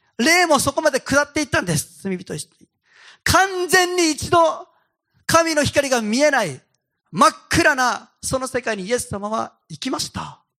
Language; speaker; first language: Japanese; native; Japanese